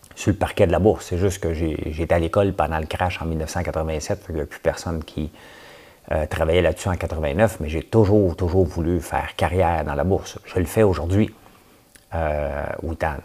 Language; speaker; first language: French; native; French